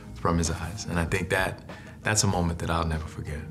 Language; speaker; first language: English; native; English